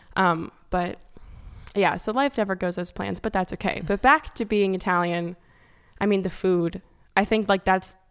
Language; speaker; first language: English; early bilingual, other home language; Italian